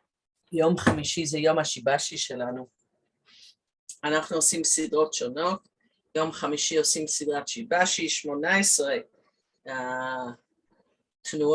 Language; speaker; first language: Hebrew; non-native, fluent; English